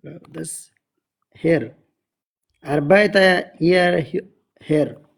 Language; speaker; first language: German; non-native, learner; Pashto